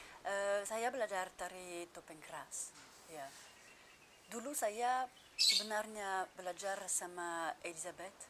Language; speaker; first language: Indonesian; non-native, fluent; French